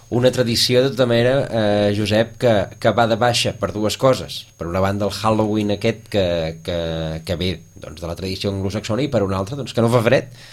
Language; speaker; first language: Catalan; native; Catalan